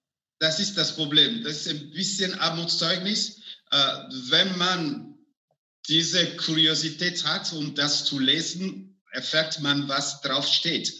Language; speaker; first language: German; non-native, fluent; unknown